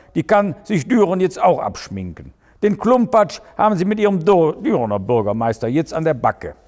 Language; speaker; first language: German; native; German